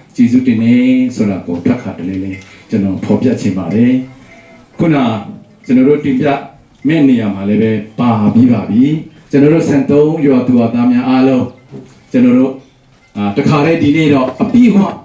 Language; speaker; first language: Burmese; non-native, local second language; Tedim Chin